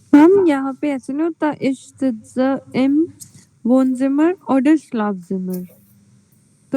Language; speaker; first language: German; non-native, learner; Hindi